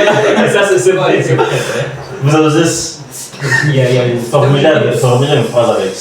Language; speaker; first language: French; non-native, learner; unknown